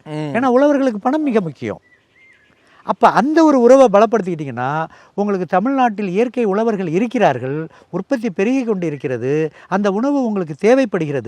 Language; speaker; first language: Tamil; native; Tamil